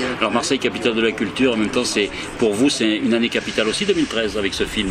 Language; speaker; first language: French; native; French